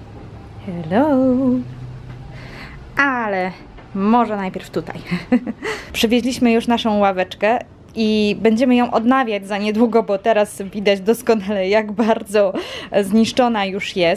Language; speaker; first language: Polish; native; Polish